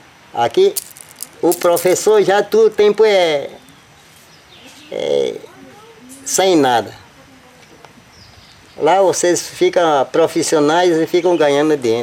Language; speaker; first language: Portuguese; non-native, local second language; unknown